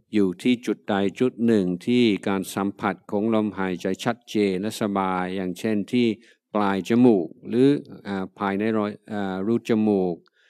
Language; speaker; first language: Thai; non-native, fluent; English